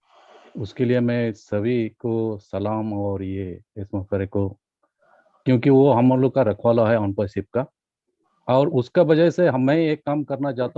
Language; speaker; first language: Hindi; non-native, local second language; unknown